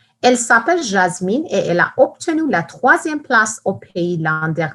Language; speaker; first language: French; non-native, fluent; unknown